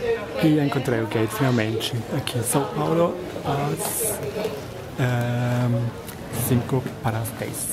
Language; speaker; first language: Portuguese; non-native, fluent; German